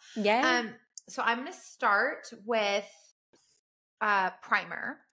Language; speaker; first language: English; native; English